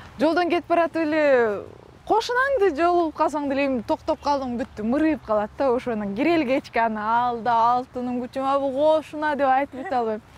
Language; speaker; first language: Kyrgyz; non-native, local second language; Russian